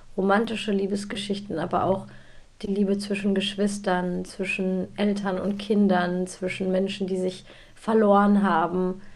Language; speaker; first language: German; native; German